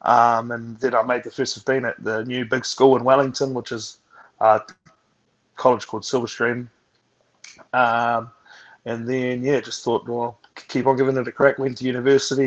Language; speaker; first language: English; native; English